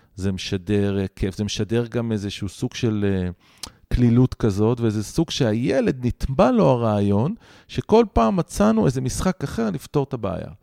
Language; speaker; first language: Hebrew; native; Hebrew